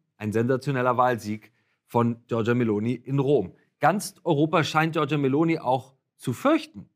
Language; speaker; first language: German; native; German